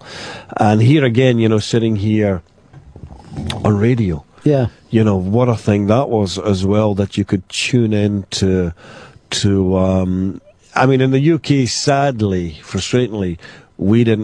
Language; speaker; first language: English; native; English